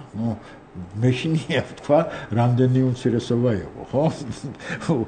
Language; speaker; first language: Georgian; non-native, local second language; Armenian